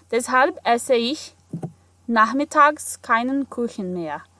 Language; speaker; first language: German; non-native, fluent; Portuguese